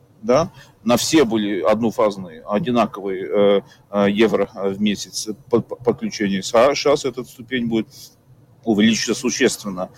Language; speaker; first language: Russian; non-native, local second language; Latvian